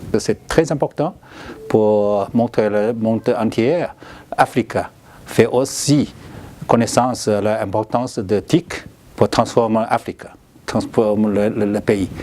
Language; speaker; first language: French; non-native, learner; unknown